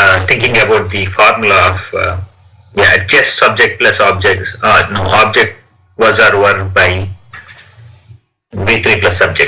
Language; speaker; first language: English; non-native, learner; Telugu